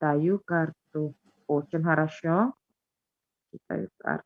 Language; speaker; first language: Russian; non-native, fluent; Indonesian